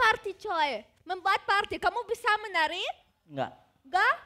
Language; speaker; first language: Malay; non-native, learner; German